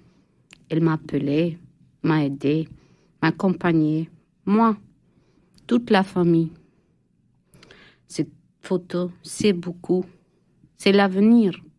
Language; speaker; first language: French; non-native, learner; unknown